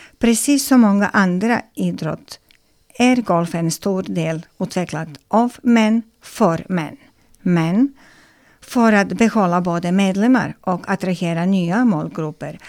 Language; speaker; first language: Swedish; non-native, fluent; Serbian